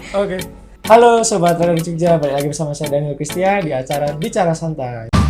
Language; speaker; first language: Indonesian; native; Indonesian